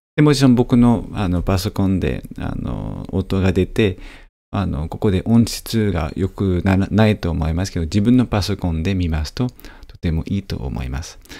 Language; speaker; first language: Japanese; non-native, fluent; French